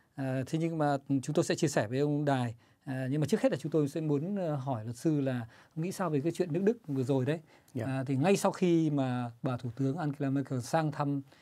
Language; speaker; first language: Vietnamese; native; Vietnamese